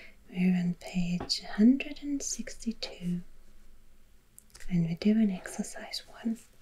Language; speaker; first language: English; non-native, fluent; German